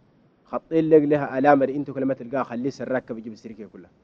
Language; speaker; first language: Arabic; native; Arabic